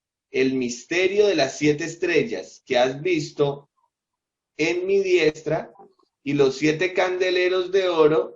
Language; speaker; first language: Spanish; native; Spanish